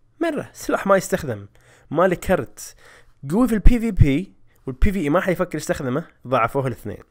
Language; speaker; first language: Arabic; native; Arabic